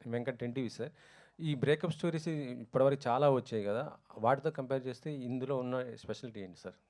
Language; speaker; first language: Telugu; native; Telugu